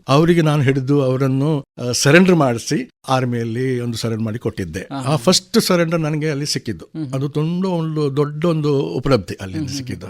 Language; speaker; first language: Kannada; non-native, local second language; Konkani